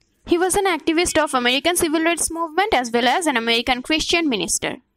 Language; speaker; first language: English; non-native, local second language; Bangla